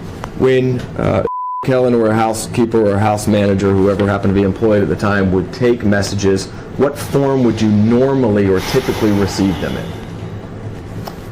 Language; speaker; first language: English; native; English